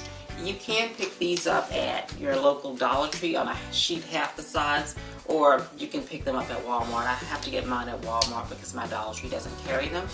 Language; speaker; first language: English; native; English